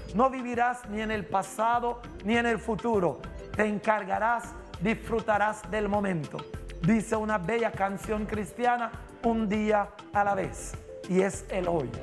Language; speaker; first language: Spanish; non-native, local second language; English